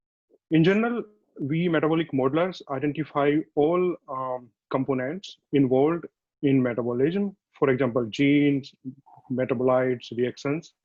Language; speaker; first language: English; non-native, fluent; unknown